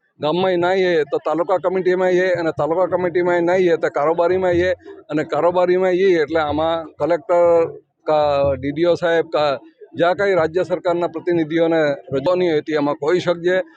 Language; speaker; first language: Gujarati; non-native, local second language; Gamit